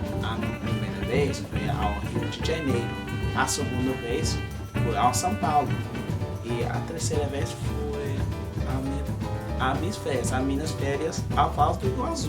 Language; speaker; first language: Portuguese; non-native, learner; English